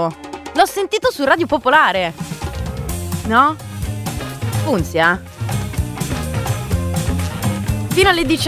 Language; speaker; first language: Italian; native; Italian